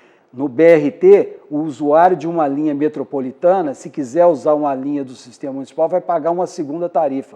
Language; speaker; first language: Portuguese; native; Portuguese